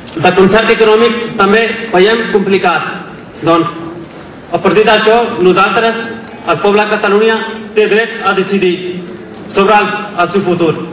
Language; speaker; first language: Catalan; non-native, fluent; Urdu